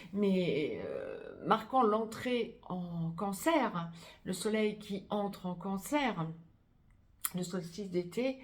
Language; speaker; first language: French; native; French